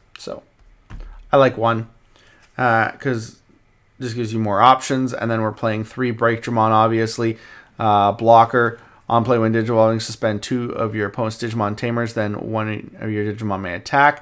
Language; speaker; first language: English; native; English